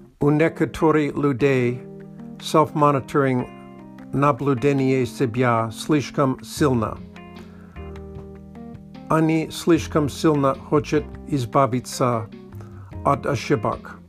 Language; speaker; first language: Russian; non-native, learner; English